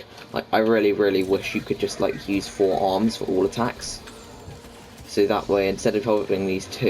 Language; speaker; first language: English; native; English